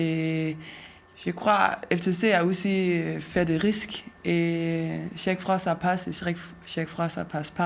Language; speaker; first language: French; non-native, learner; Danish